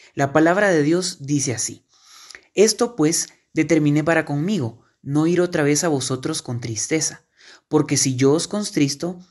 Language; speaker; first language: Spanish; native; Spanish